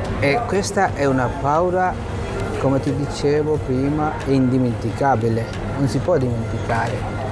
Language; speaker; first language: Italian; non-native, learner; Bangla